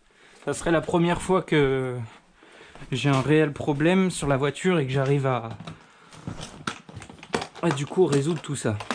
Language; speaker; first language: French; native; French